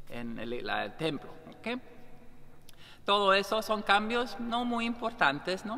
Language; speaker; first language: Spanish; non-native, learner; English